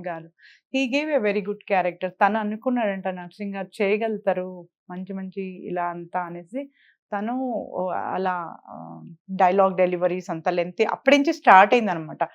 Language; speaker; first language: Telugu; native; Telugu